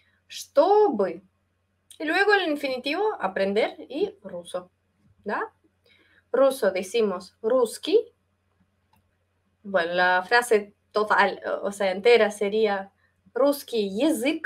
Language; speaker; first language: Spanish; non-native, fluent; Russian